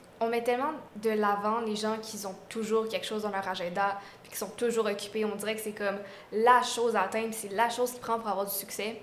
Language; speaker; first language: French; native; French